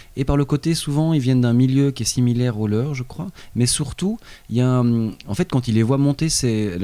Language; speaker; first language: French; native; French